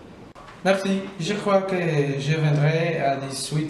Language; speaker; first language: French; non-native, learner; Spanish